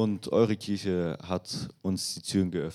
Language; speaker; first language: German; non-native, fluent; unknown